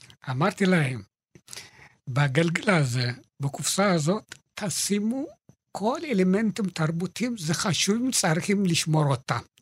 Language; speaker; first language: Hebrew; non-native, fluent; Amharic